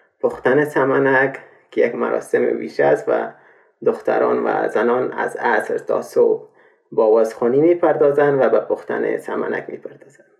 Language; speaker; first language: Persian; native; Persian